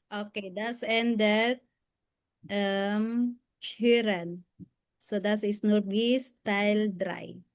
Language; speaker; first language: German; non-native, fluent; Filipino